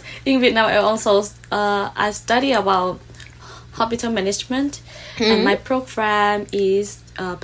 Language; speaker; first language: English; non-native, learner; Vietnamese